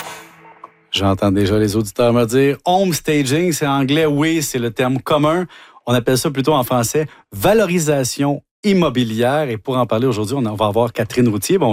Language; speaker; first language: French; native; French